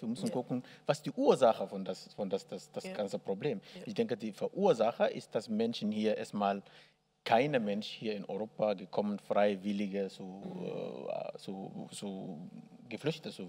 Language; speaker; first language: German; non-native, learner; Arabic